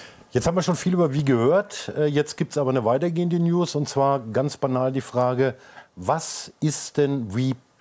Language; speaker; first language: German; native; German